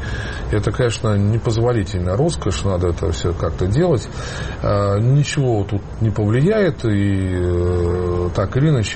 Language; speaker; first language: Russian; native; Russian